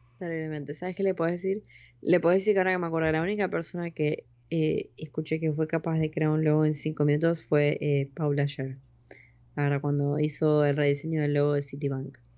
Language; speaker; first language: Spanish; native; Spanish